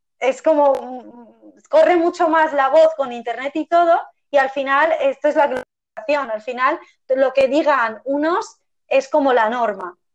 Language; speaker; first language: Spanish; early bilingual, other home language; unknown